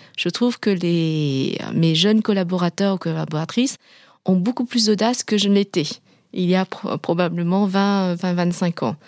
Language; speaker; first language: French; early bilingual, other home language; Vietnamese